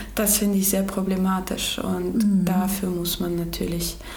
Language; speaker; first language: German; early bilingual, other home language; Georgian